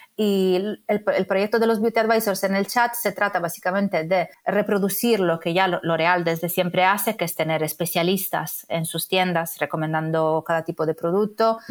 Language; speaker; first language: Spanish; non-native, fluent; Italian